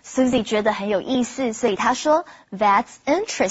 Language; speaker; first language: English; non-native, fluent; Chinese